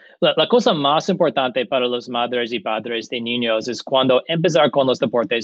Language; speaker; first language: Spanish; non-native, learner; English